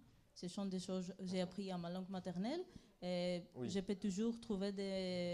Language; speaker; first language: French; non-native, fluent; Greek